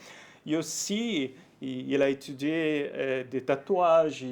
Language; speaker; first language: French; non-native, fluent; Portuguese